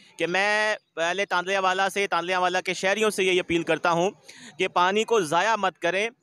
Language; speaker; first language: Urdu; non-native, local second language; Punjabi